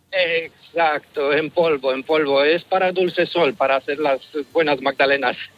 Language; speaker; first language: Spanish; non-native, fluent; Romanian